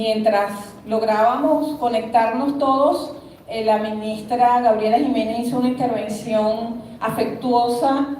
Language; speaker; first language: Spanish; native; Spanish